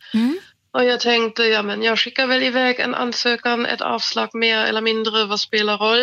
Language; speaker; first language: Swedish; non-native, fluent; German